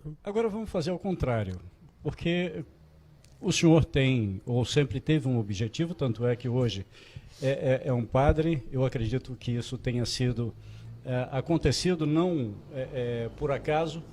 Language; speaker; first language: Portuguese; native; Portuguese